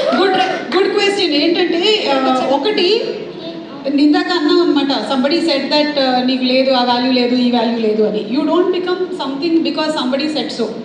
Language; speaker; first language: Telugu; non-native, local second language; Malayalam